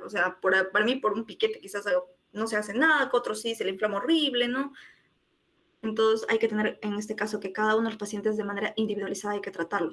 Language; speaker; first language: Spanish; native; Spanish